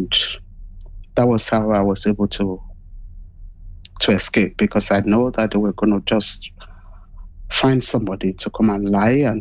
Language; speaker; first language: English; non-native, local second language; Yoruba